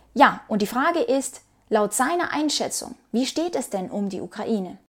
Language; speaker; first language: German; non-native, fluent; Ukrainian